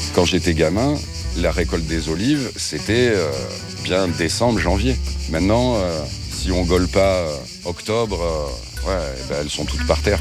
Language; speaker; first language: French; native; French